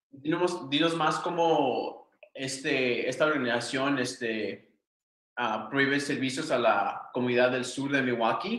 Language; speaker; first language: Spanish; early bilingual, other home language; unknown